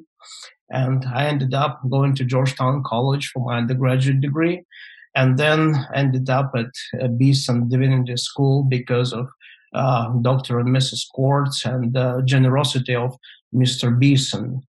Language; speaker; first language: English; non-native, fluent; Russian